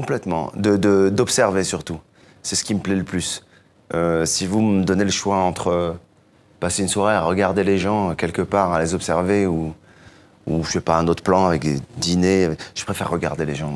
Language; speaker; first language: French; native; French